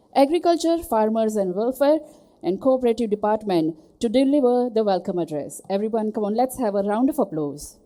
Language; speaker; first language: English; non-native, local second language; Gujarati